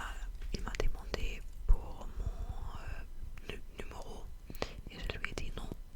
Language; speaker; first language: French; non-native, fluent; German